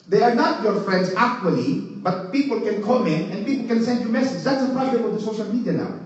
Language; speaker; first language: English; non-native, local second language; Filipino